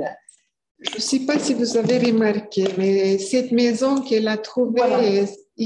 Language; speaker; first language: French; non-native, fluent; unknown